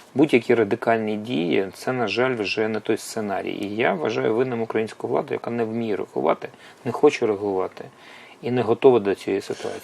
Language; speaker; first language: Ukrainian; non-native, local second language; Russian